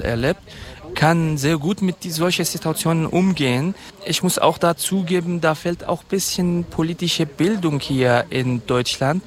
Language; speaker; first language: German; non-native, fluent; Kurdish